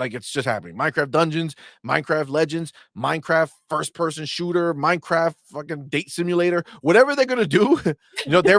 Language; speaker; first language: English; native; English